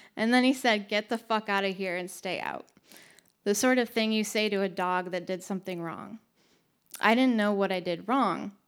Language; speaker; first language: English; native; English